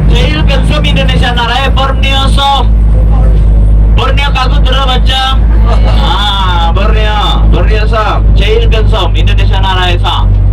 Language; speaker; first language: Korean; non-native, learner; Indonesian